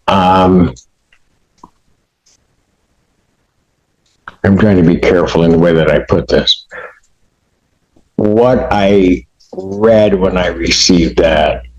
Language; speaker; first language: English; native; English